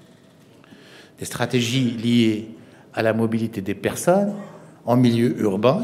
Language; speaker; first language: French; non-native, local second language; Arabic